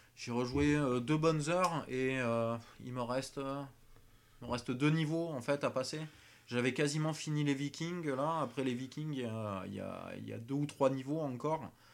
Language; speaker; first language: French; native; French